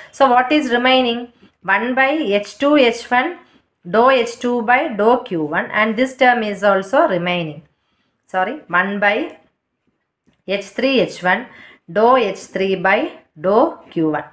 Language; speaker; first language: English; non-native, local second language; Malayalam